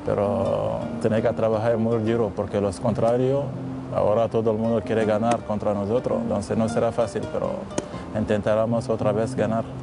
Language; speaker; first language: Spanish; non-native, fluent; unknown